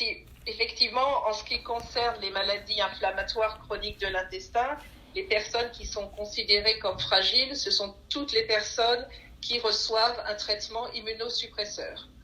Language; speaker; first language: French; native; French